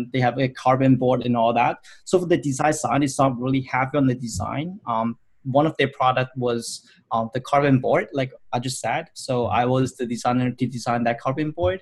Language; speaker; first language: English; non-native, local second language; Cantonese